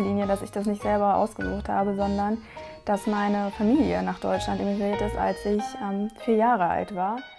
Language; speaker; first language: German; non-native, fluent; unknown